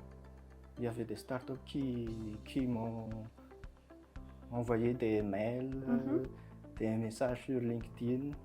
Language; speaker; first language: French; non-native, local second language; Malagasy